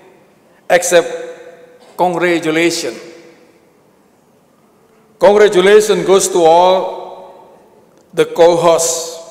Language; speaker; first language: English; non-native, learner; Indonesian